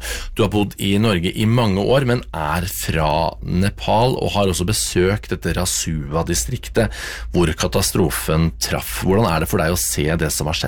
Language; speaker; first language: Norwegian; native; Norwegian